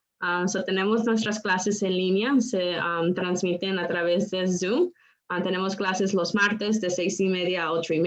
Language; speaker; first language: Spanish; non-native, local second language; English